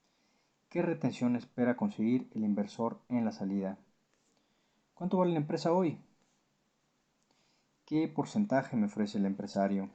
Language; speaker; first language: Spanish; native; Spanish